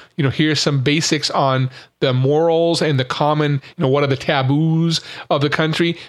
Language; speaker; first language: English; native; English